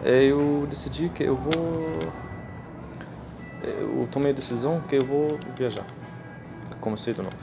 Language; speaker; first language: Portuguese; non-native, learner; Arabic